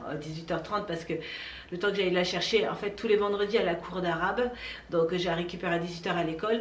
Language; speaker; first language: French; native; French